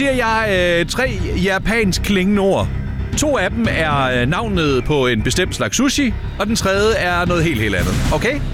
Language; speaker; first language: Danish; native; Danish